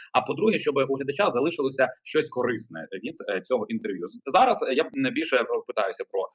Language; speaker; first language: Ukrainian; non-native, local second language; Russian